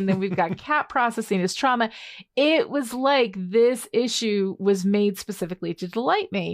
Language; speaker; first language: English; native; English